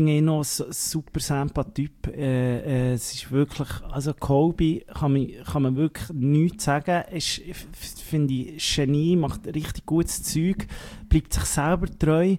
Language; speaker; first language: German; native; German